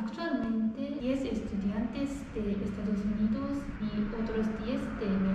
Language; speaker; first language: Spanish; non-native, fluent; Japanese